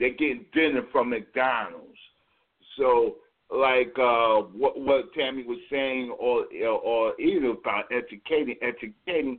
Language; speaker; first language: English; native; English